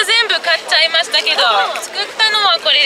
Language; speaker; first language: Japanese; non-native, fluent; English